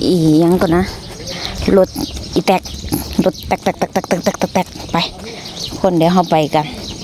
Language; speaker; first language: Thai; native; Thai